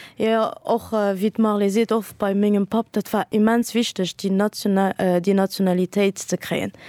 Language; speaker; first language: Luxembourgish; early bilingual, other home language; Kabuverdianu